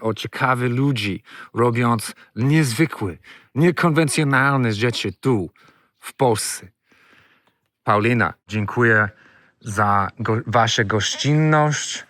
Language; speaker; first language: Polish; non-native, learner; English